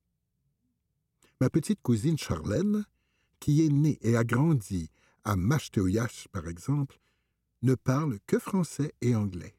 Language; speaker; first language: French; native; French